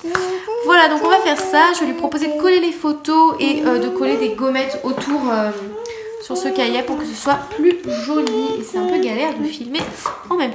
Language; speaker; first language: French; native; French